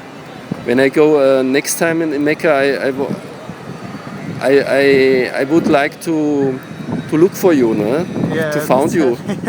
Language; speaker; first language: English; non-native, learner; German